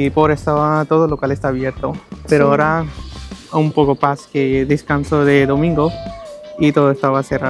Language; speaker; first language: Spanish; non-native, learner; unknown